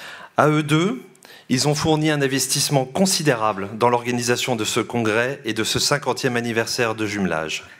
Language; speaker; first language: French; native; French